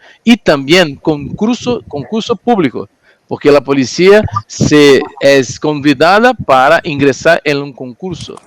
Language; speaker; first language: Spanish; non-native, learner; Portuguese